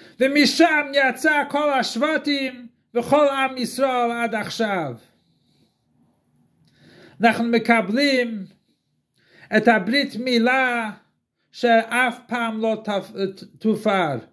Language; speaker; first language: Hebrew; non-native, fluent; English